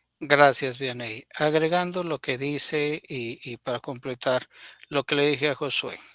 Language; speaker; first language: Spanish; native; Spanish